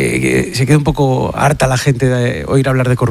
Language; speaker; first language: Spanish; native; Spanish